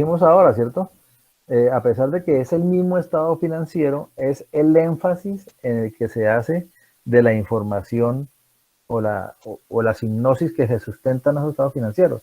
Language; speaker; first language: Spanish; native; Spanish